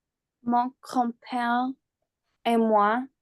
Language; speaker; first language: French; non-native, fluent; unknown